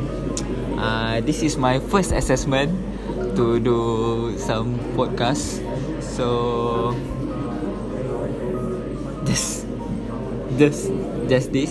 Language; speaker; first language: English; non-native, local second language; Malay